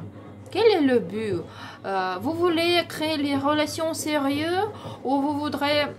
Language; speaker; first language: French; non-native, learner; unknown